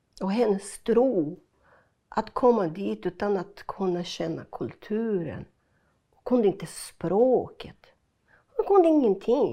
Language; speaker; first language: Swedish; non-native, fluent; Portuguese